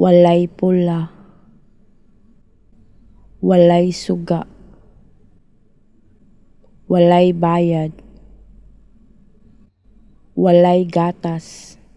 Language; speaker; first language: Cebuano; non-native, learner; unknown